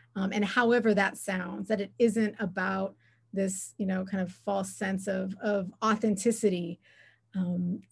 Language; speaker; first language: English; native; English